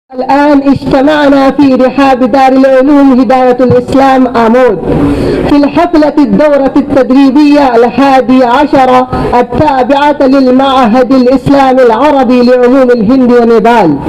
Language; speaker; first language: Arabic; non-native, learner; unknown